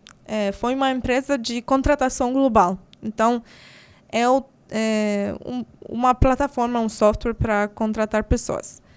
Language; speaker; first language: Portuguese; non-native, fluent; Polish